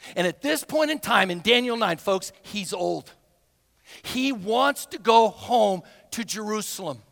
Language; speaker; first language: English; native; English